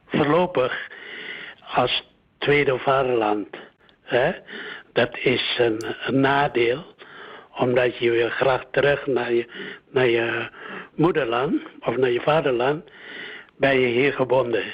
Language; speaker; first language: Dutch; early bilingual, other home language; Indonesian